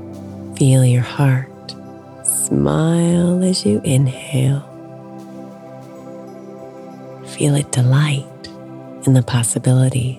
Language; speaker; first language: English; native; English